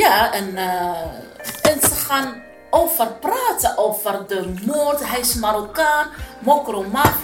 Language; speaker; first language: Dutch; non-native, learner; Arabic